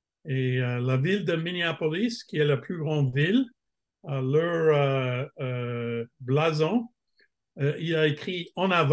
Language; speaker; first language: French; non-native, fluent; English